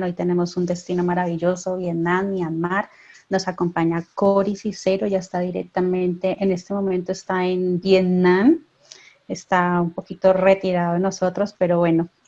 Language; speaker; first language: Spanish; native; Spanish